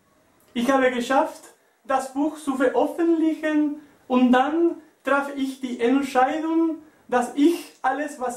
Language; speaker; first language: German; non-native, learner; Spanish